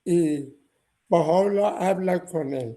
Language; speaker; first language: Spanish; non-native, learner; Persian